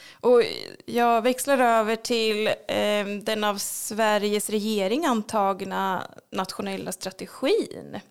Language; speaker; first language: Swedish; native; Swedish